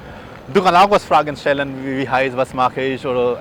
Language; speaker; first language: German; non-native, learner; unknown